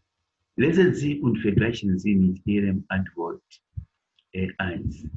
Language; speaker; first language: German; non-native, learner; English